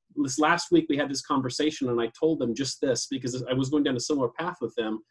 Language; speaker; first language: English; native; English